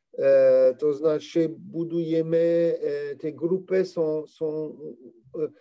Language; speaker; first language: Polish; non-native, learner; French